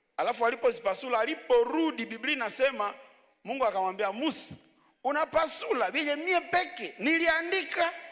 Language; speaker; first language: Swahili; native; Swahili